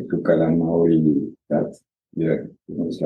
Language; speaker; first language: English; non-native, fluent; Spanish